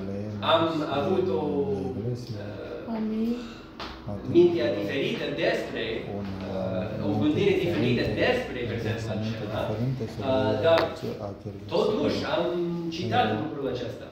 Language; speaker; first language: Romanian; non-native, learner; English